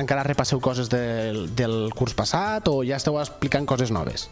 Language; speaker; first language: Catalan; native; Catalan